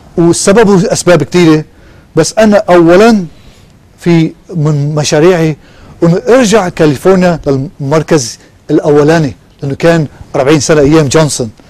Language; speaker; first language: Arabic; non-native, local second language; Armenian